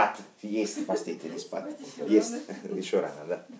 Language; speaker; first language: Russian; non-native, fluent; Italian